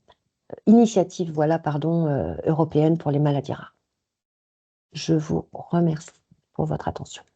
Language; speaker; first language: French; native; French